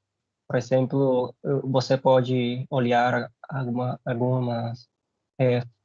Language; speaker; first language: Portuguese; non-native, learner; Spanish